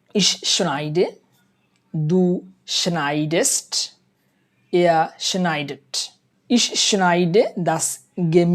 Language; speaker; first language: German; non-native, fluent; Bangla